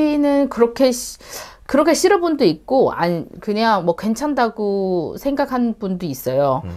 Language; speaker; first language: Korean; non-native, learner; Chinese